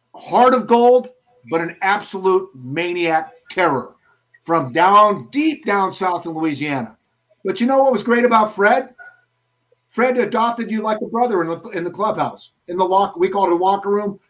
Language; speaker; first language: English; native; English